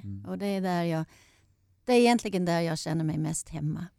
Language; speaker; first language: Swedish; non-native, fluent; English